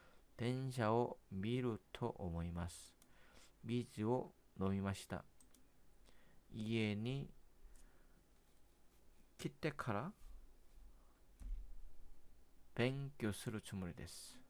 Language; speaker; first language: Japanese; non-native, learner; Korean